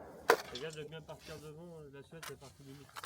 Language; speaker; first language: French; native; French